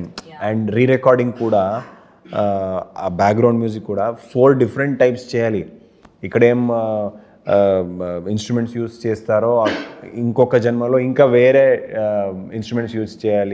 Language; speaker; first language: Telugu; non-native, learner; Kannada